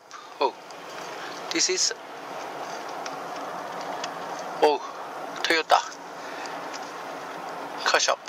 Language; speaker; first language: English; non-native, learner; Japanese